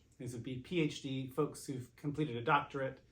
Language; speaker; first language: English; native; English